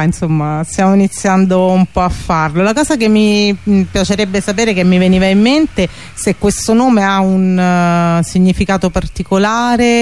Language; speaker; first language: Italian; native; Italian